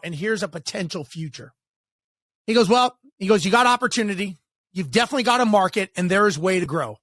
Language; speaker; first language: English; native; English